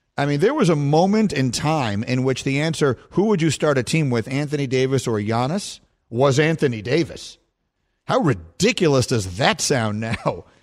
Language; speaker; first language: English; native; English